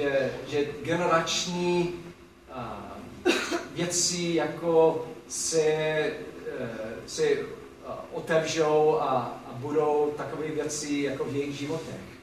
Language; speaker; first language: Czech; non-native, fluent; English